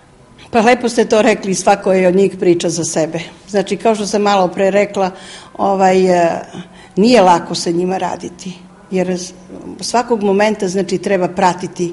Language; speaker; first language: Serbian; native; Serbian